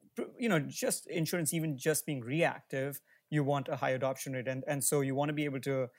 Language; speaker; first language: English; non-native, local second language; Hindi